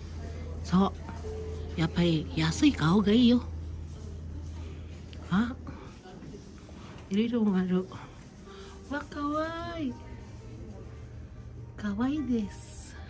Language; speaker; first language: Japanese; non-native, fluent; Filipino